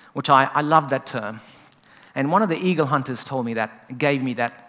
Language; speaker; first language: English; native; English